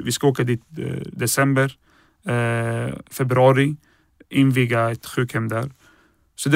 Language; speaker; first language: Swedish; early bilingual, other home language; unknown